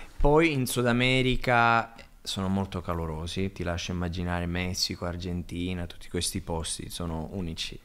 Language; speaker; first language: Italian; native; Italian